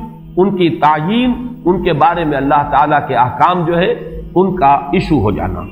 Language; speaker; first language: Urdu; native; Urdu